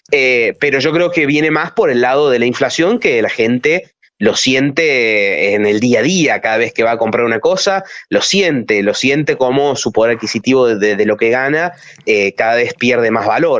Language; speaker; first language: Spanish; native; Spanish